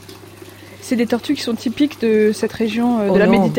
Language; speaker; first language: French; native; French